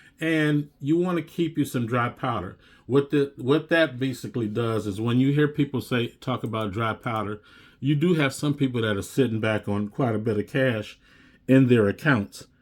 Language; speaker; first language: English; native; English